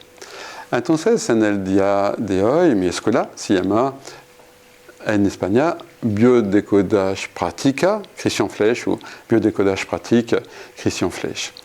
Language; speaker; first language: Spanish; non-native, fluent; French